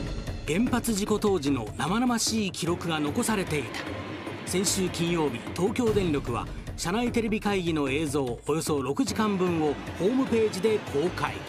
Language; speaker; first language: Japanese; native; Japanese